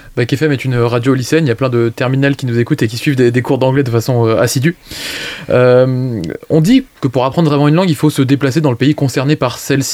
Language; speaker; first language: French; native; French